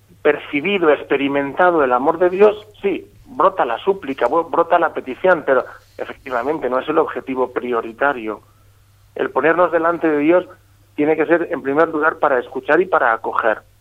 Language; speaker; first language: Spanish; native; Spanish